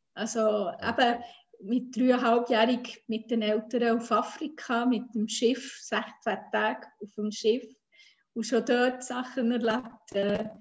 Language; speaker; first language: German; non-native, fluent; Swiss German